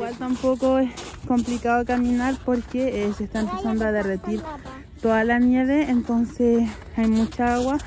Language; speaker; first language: Spanish; native; Spanish